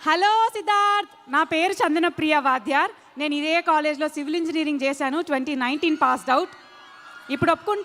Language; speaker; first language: Telugu; native; Telugu